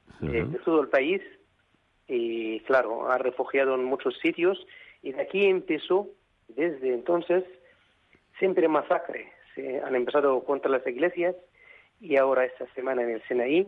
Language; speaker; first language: Spanish; non-native, fluent; Arabic